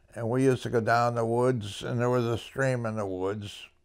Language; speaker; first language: English; native; English